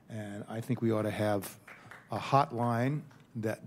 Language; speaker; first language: English; native; English